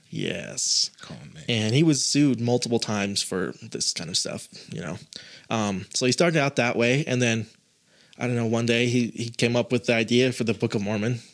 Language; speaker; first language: English; native; English